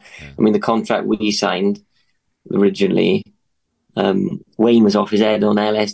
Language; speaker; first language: English; native; English